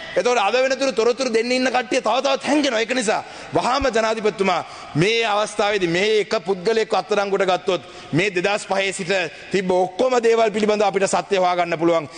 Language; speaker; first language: Sinhala; non-native, local second language; Tamil